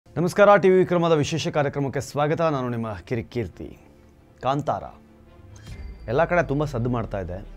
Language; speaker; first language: Kannada; non-native, local second language; Tulu